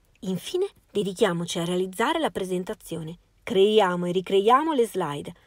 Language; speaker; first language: Italian; native; Italian